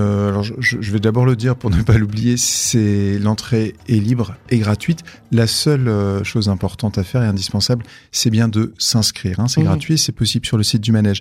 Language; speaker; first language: French; native; French